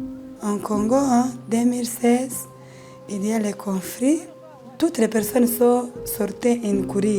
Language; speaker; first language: French; non-native, learner; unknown